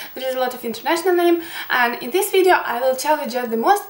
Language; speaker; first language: English; non-native, learner; Ukrainian